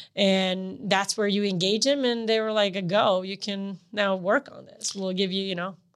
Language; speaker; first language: English; non-native, fluent; Serbian